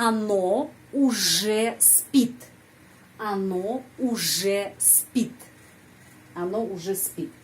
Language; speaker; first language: Russian; non-native, fluent; Indonesian